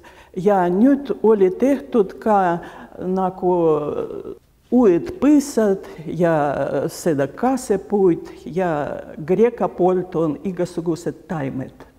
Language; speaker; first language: Estonian; non-native, local second language; Russian